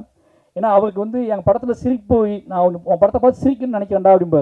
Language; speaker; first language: Tamil; native; Tamil